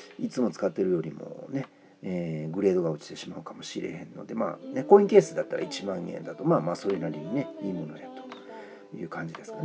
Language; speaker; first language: Japanese; native; Japanese